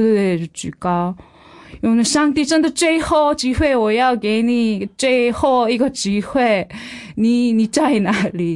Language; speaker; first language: Chinese; non-native, fluent; Korean